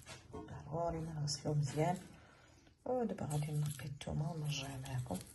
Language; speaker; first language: Arabic; native; Arabic